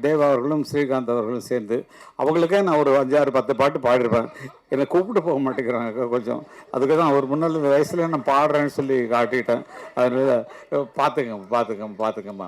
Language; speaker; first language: Tamil; native; Tamil